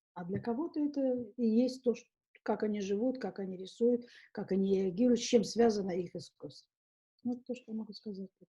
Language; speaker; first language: Russian; native; Russian